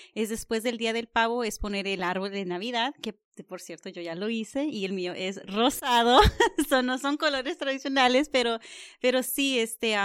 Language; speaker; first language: Spanish; early bilingual, heritage; Spanish